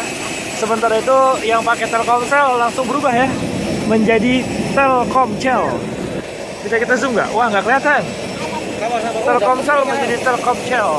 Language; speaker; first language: Indonesian; native; Indonesian